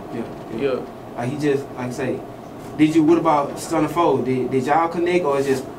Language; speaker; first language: English; native; English